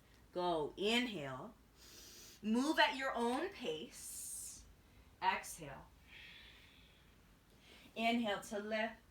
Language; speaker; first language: English; native; English